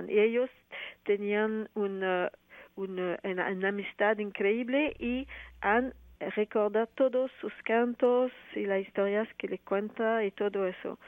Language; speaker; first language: Spanish; non-native, fluent; French